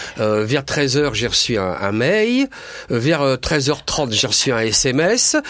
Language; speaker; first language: French; native; French